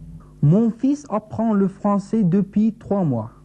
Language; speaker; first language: French; non-native, learner; Turkish